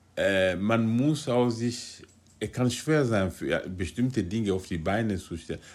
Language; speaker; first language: German; non-native, fluent; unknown